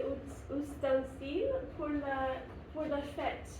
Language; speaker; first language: French; non-native, learner; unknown